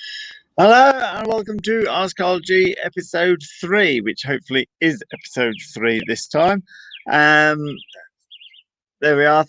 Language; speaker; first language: English; native; English